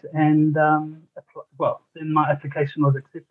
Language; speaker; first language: English; native; English